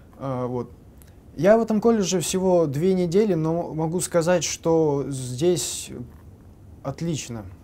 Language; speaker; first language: Russian; native; Russian